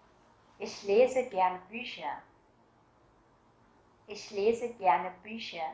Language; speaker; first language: German; non-native, fluent; Vietnamese